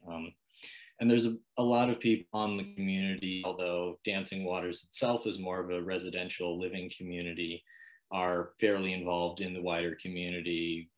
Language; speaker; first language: English; native; English